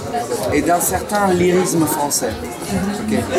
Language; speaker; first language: French; non-native, fluent; Italian